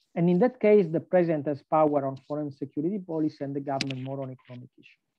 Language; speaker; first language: English; non-native, fluent; Italian